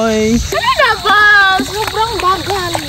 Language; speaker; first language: Filipino; non-native, local second language; Cebuano